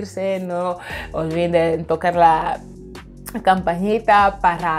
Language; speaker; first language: Spanish; non-native, fluent; English